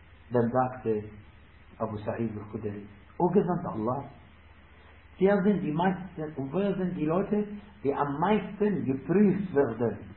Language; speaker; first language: German; non-native, fluent; Arabic